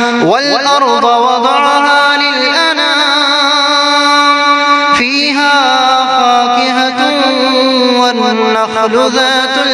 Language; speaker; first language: Arabic; native; Arabic